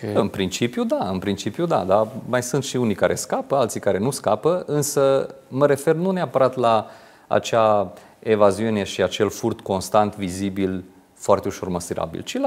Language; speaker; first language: Romanian; non-native, local second language; Hungarian